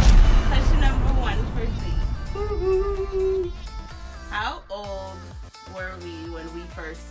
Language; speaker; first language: English; native; English